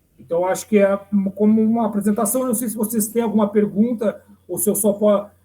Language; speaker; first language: Portuguese; native; Portuguese